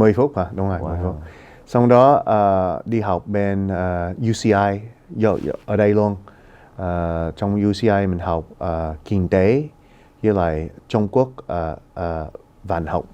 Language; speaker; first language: Vietnamese; early bilingual, heritage; Vietnamese